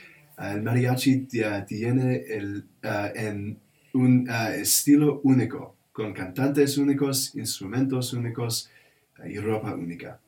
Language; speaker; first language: Spanish; non-native, learner; English